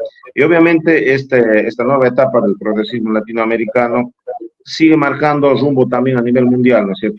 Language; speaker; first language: Spanish; native; Spanish